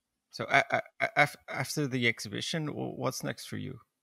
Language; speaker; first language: English; non-native, fluent; Portuguese